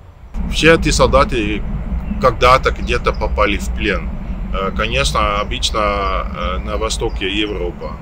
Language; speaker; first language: Russian; non-native, learner; Dutch